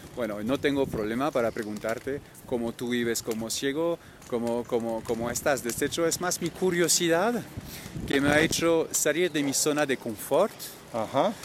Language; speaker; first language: Spanish; non-native, fluent; French